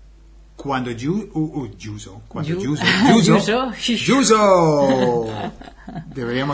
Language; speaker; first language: Spanish; non-native, fluent; English